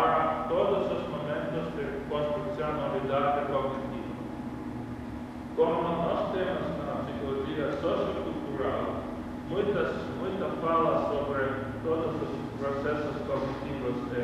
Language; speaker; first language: Portuguese; non-native, learner; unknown